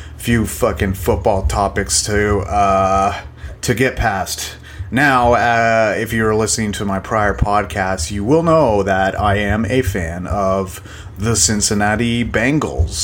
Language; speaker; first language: English; native; English